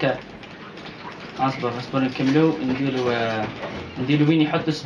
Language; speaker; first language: Arabic; native; Arabic